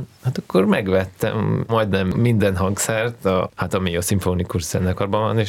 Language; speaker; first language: Hungarian; non-native, fluent; Russian